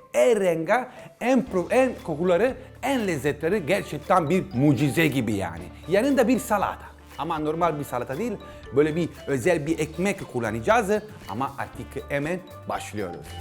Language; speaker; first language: Turkish; non-native, fluent; Italian